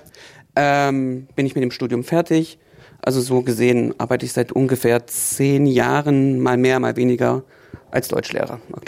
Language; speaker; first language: German; native; German